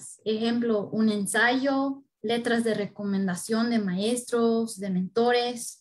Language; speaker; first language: Spanish; early bilingual, heritage; Spanish